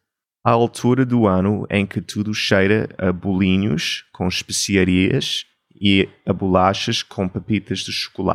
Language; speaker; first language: Portuguese; non-native, fluent; English